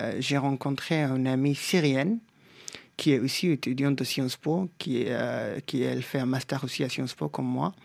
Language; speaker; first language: French; non-native, fluent; Bangla